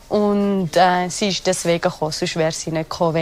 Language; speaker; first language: German; non-native, fluent; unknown